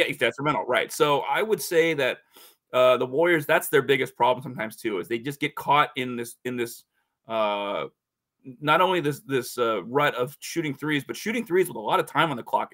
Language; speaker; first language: English; native; English